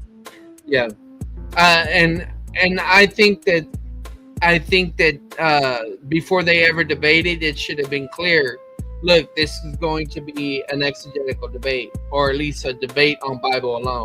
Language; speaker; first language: English; native; English